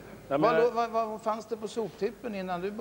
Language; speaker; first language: Swedish; native; Swedish